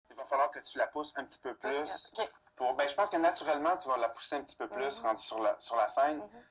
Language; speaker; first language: French; native; French